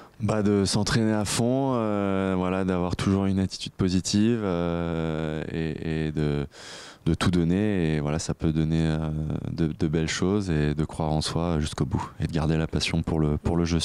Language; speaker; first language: French; native; French